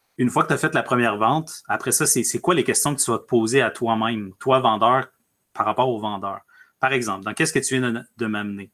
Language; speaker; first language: French; early bilingual, other home language; Spanish